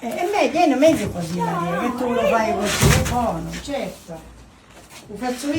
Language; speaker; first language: Italian; native; Italian